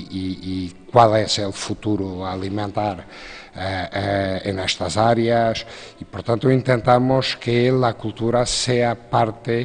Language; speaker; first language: Spanish; non-native, fluent; Portuguese